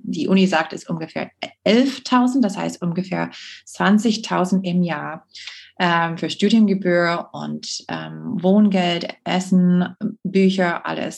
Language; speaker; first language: German; non-native, fluent; English